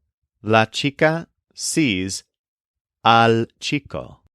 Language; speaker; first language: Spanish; non-native, fluent; English